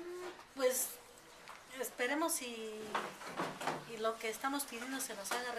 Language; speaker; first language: Spanish; native; Spanish